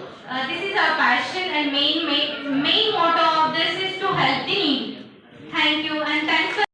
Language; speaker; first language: English; non-native, local second language; Telugu